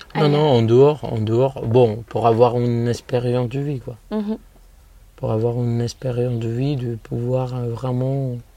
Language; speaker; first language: French; non-native, fluent; Spanish